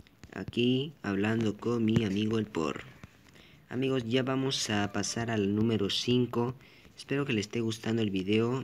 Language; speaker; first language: Spanish; native; Spanish